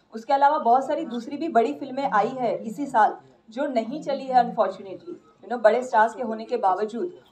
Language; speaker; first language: Hindi; non-native, local second language; Gujarati